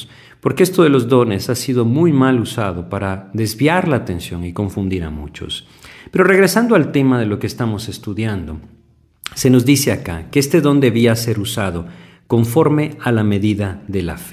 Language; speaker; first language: Spanish; native; Spanish